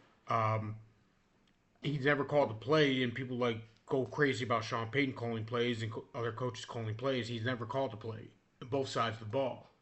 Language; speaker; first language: English; native; English